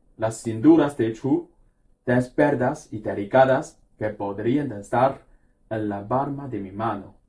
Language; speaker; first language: Spanish; non-native, fluent; Chinese